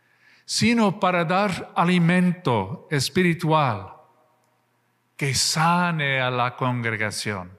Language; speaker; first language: Spanish; non-native, fluent; English